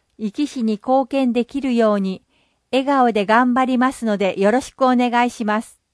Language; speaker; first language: Japanese; non-native, fluent; English